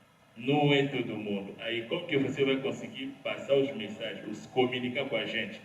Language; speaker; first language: Portuguese; non-native, learner; Lingala